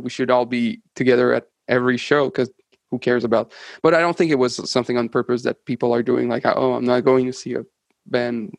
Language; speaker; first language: English; non-native, fluent; French